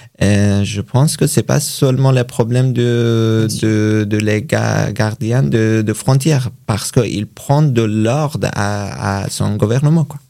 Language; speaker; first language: French; non-native, learner; Persian